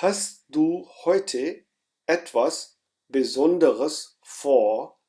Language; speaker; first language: German; non-native, fluent; Urdu